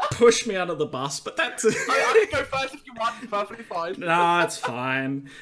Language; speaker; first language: English; native; English